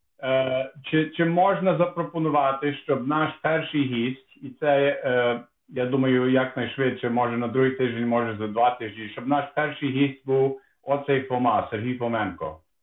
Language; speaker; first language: Ukrainian; early bilingual, heritage; Ukrainian